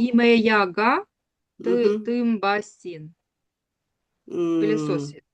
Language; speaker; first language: Estonian; non-native, learner; Russian